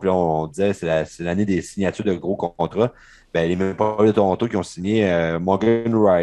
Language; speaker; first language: French; native; French